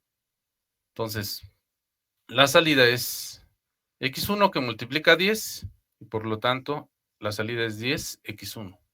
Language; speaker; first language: Spanish; native; Spanish